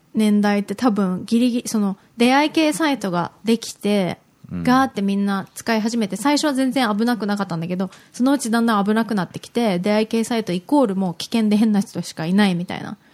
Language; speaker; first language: Japanese; native; Japanese